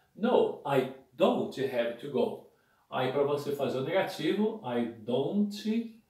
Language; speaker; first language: English; non-native, fluent; Portuguese